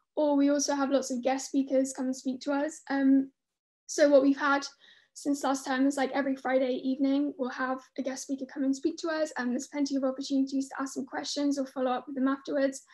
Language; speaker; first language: English; native; English